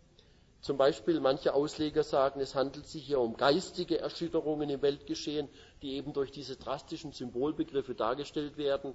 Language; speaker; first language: German; native; German